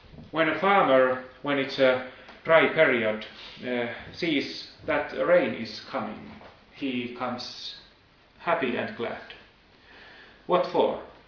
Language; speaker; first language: English; non-native, fluent; Finnish